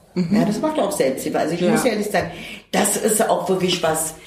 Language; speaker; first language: German; non-native, fluent; Turkish